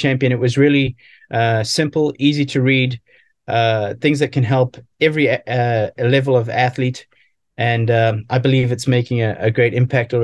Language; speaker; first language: English; native; English